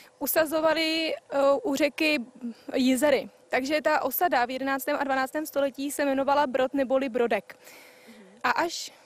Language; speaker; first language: Czech; native; Czech